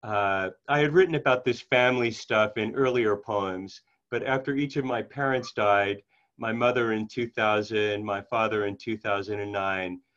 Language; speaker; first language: English; native; English